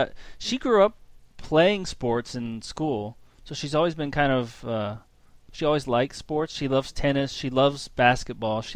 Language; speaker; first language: English; native; English